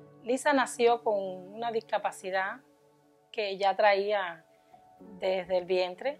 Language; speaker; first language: Spanish; native; Spanish